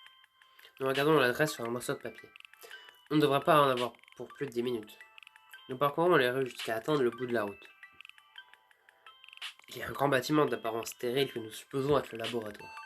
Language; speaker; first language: French; native; French